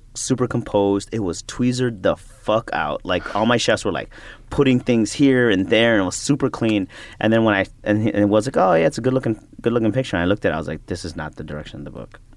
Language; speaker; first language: English; native; English